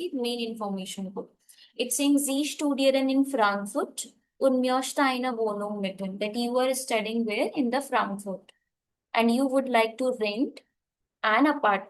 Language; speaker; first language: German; non-native, fluent; Hindi